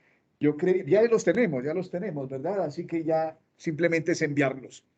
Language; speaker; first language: Spanish; native; Spanish